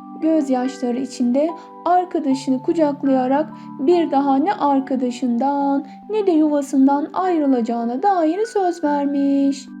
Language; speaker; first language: Turkish; native; Turkish